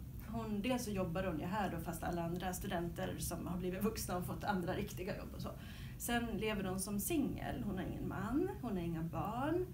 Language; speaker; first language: Swedish; native; Swedish